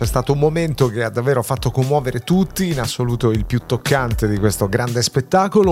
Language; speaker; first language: Italian; native; Italian